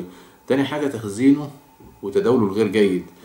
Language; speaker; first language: Arabic; native; Arabic